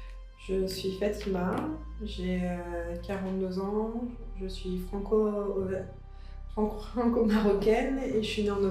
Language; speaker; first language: French; early bilingual, other home language; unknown